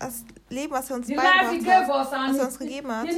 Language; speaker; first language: German; native; German